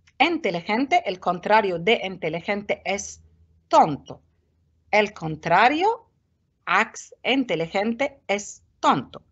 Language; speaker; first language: Spanish; non-native, fluent; Arabic